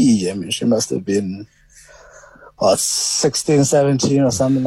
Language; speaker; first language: English; non-native, local second language; Xhosa